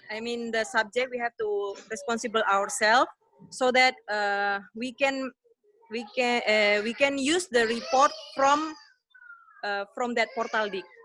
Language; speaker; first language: English; non-native, learner; Indonesian